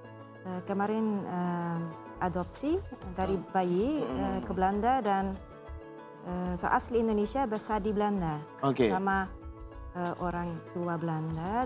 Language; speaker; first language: Indonesian; non-native, learner; Dutch